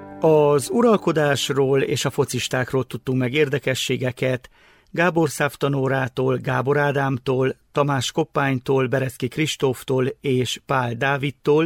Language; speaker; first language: Hungarian; native; Hungarian